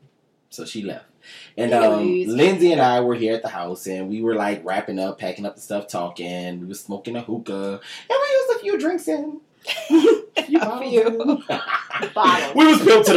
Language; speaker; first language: English; native; English